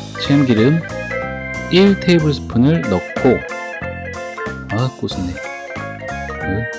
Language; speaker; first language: Korean; native; Korean